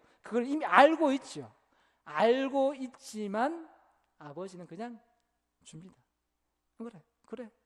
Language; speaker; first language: Korean; native; Korean